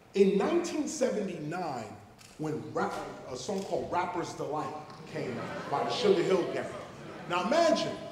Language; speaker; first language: English; native; English